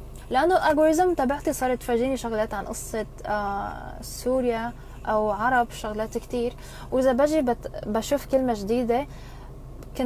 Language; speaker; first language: Arabic; non-native, local second language; Korean